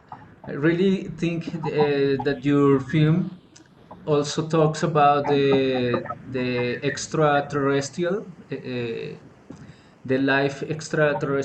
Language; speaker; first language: English; non-native, fluent; Spanish